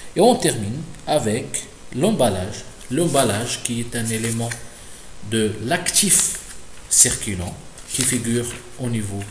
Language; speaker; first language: French; non-native, local second language; Arabic